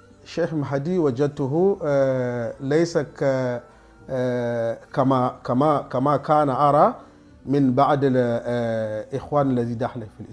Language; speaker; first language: Arabic; non-native, fluent; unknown